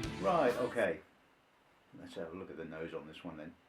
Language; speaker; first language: English; native; English